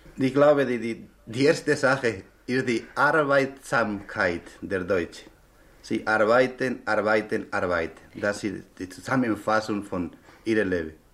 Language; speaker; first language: German; non-native, learner; Spanish